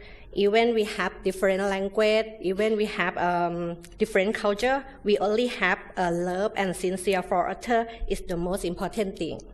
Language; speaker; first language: English; non-native, learner; Thai